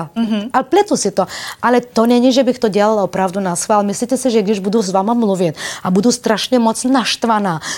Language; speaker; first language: Czech; non-native, fluent; Bulgarian